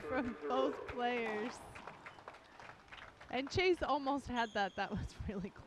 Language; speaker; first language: English; native; English